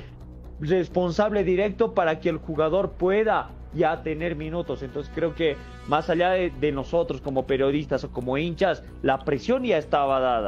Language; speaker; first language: Spanish; native; Spanish